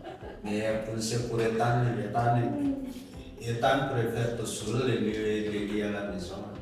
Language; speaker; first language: French; non-native, local second language; Malagasy